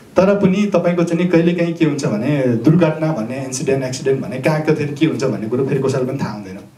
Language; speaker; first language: Nepali; non-native, local second language; Sherpa